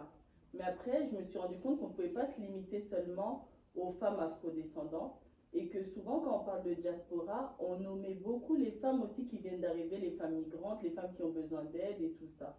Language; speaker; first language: French; native; French